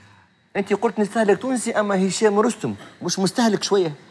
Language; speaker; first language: Arabic; native; Arabic